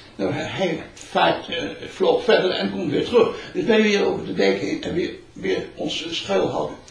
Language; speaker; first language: Dutch; early bilingual, other home language; Malay